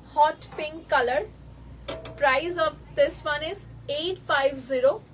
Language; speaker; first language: English; non-native, local second language; Bangla